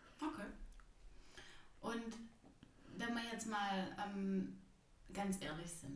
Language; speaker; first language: German; native; German